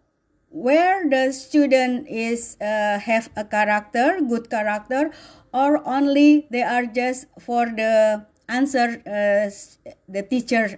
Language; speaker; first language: English; non-native, learner; Indonesian